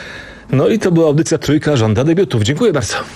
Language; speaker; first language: Polish; native; Polish